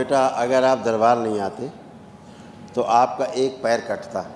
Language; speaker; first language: Hindi; native; Hindi